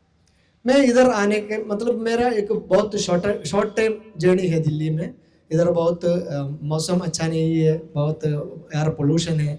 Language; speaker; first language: Hindi; non-native, local second language; Malayalam